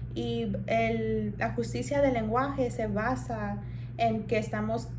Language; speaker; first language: Spanish; early bilingual, heritage; Spanish